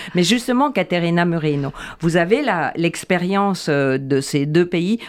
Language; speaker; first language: French; native; French